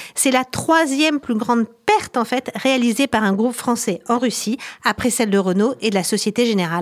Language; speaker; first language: French; native; French